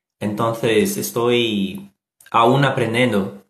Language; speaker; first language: Spanish; non-native, learner; Portuguese